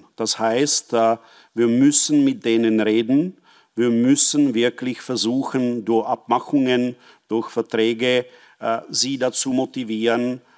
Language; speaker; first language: German; non-native, fluent; Czech